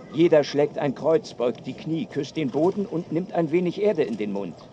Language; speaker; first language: German; native; German